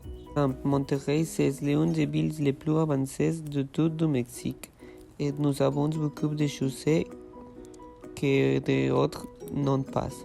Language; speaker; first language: French; non-native, learner; Spanish